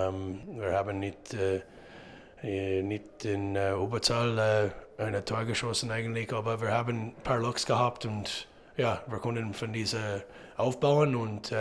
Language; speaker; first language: German; non-native, learner; English